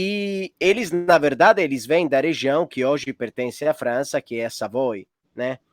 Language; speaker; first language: Portuguese; non-native, fluent; Italian